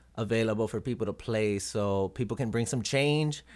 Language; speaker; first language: English; native; English